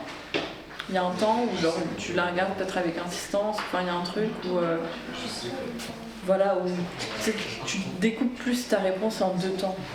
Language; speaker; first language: French; native; French